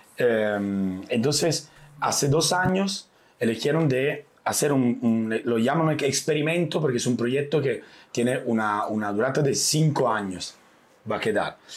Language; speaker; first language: Spanish; non-native, fluent; Italian